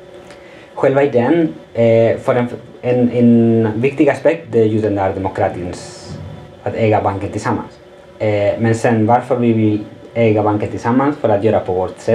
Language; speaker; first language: Swedish; non-native, fluent; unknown